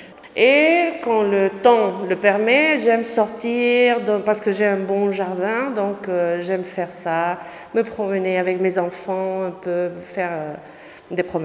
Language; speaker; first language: French; non-native, fluent; Spanish